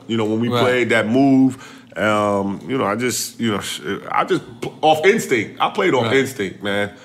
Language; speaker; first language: English; native; English